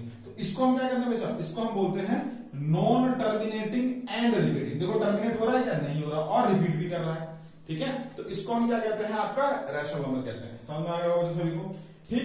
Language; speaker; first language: Hindi; native; Hindi